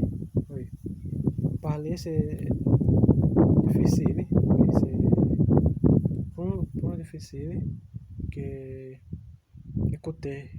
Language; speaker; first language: French; non-native, learner; Portuguese